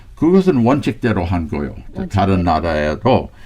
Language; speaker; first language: Korean; non-native, fluent; English